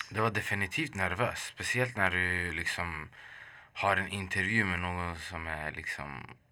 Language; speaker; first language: Swedish; early bilingual, other home language; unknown